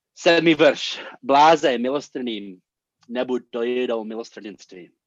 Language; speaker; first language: Czech; non-native, fluent; English